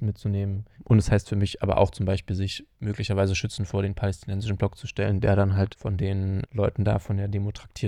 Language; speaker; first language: German; native; German